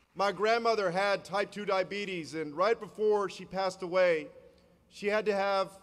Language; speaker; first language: English; native; English